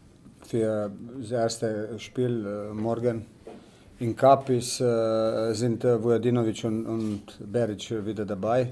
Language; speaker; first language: German; non-native, learner; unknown